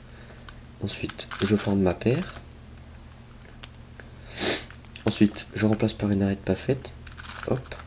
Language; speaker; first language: French; native; French